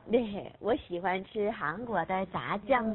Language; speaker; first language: Chinese; non-native, fluent; Korean